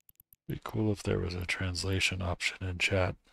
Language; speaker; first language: English; native; English